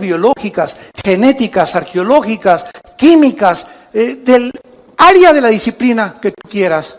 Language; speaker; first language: Spanish; native; Spanish